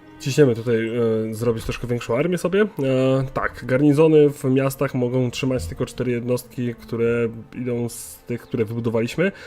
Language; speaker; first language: Polish; native; Polish